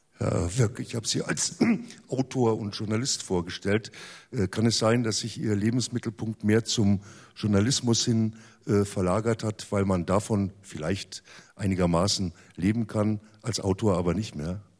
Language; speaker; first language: German; native; German